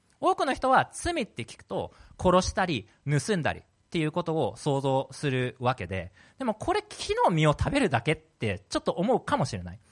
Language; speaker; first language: Japanese; native; Japanese